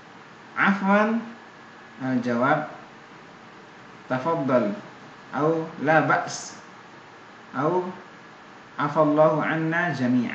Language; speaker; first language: Arabic; non-native, fluent; Indonesian